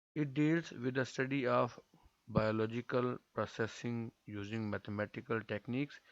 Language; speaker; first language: English; non-native, local second language; Urdu